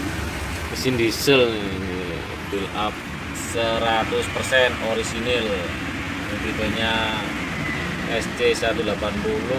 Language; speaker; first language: Indonesian; non-native, local second language; Javanese